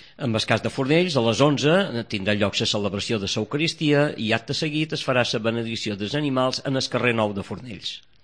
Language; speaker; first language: Catalan; native; Catalan